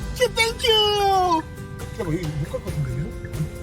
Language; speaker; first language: Korean; native; Korean